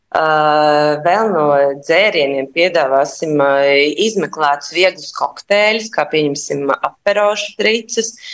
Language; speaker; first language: Latvian; native; Latvian